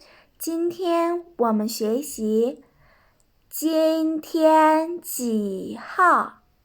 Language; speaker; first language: Chinese; non-native, fluent; Kyrgyz